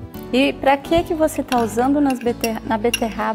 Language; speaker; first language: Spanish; non-native, learner; Portuguese